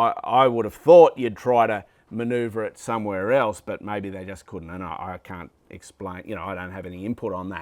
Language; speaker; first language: English; native; English